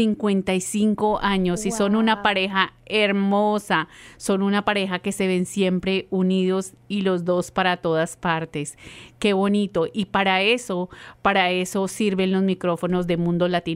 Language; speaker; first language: Spanish; native; Spanish